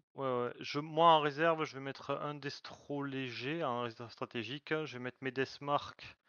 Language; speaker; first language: French; native; French